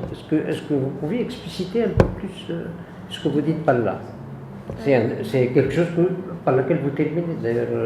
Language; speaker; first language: French; non-native, local second language; Arabic